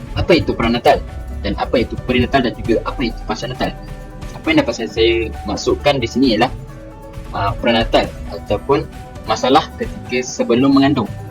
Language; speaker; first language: Malay; native; Malay